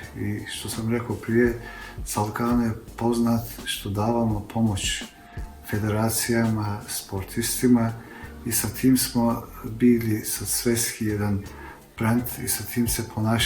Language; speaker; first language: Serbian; non-native, learner; Turkish